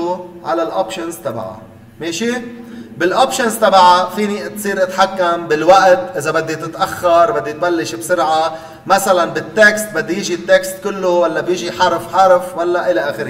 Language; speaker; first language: Arabic; native; Arabic